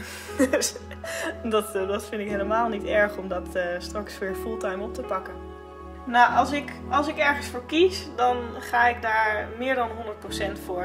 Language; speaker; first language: Dutch; native; Dutch